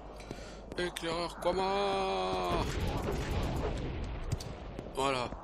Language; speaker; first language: French; native; French